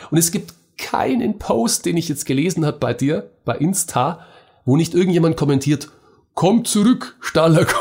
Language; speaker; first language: German; native; German